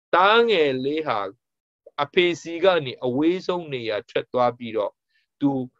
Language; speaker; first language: Burmese; non-native, local second language; Tedim Chin